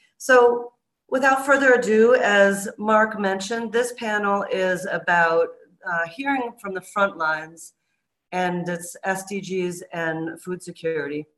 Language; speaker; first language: English; native; English